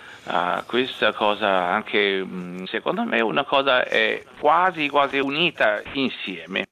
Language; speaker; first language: Italian; non-native, learner; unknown